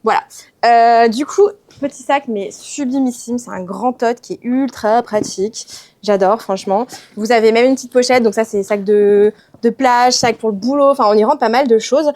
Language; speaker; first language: French; native; French